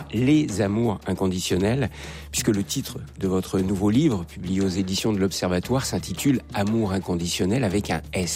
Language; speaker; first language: French; native; French